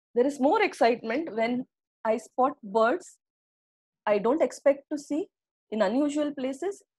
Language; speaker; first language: English; non-native, local second language; Marathi